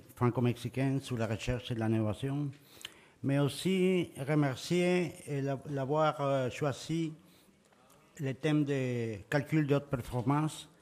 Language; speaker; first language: French; non-native, fluent; Spanish